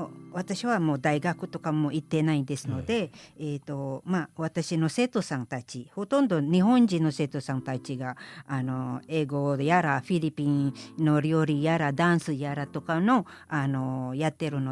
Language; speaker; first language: Japanese; non-native, fluent; Filipino